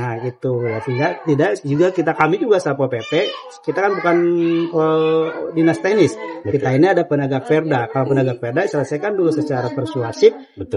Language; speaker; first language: Indonesian; non-native, local second language; Sundanese